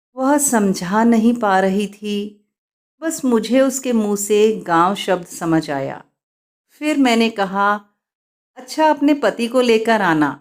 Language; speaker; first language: Hindi; native; Hindi